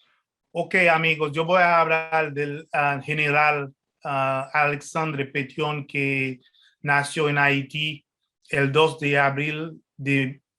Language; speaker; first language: Spanish; non-native, fluent; French